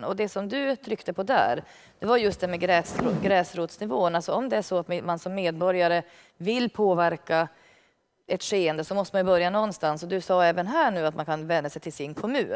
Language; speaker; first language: Swedish; native; Swedish